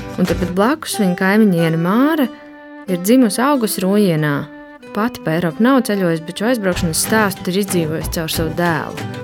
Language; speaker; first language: Latvian; native; Latvian